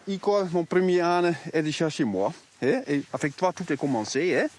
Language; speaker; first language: French; non-native, learner; Dutch